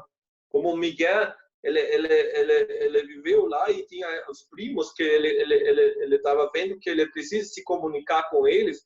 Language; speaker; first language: Portuguese; non-native, fluent; German